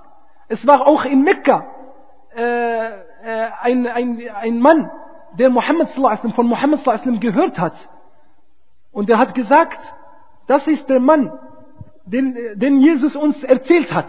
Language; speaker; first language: German; non-native, fluent; Arabic